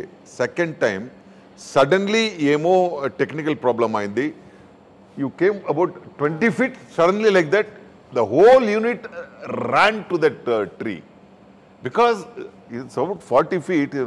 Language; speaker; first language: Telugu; non-native, fluent; Tamil